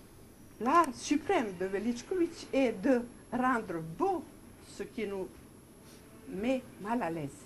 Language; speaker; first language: French; non-native, fluent; Serbian